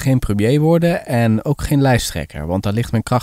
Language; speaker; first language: Dutch; native; Dutch